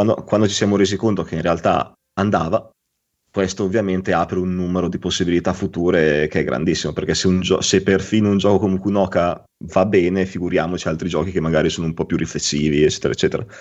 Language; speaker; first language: Italian; native; Italian